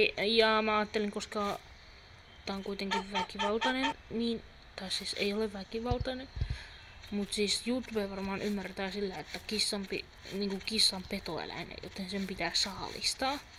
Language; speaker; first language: Finnish; native; Finnish